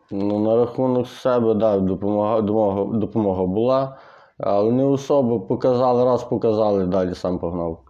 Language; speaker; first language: Ukrainian; native; Ukrainian